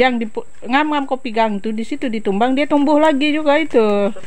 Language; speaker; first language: Malay; native; Malay